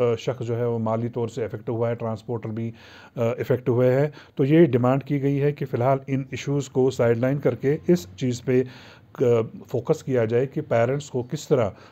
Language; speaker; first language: Hindi; non-native, local second language; Kashmiri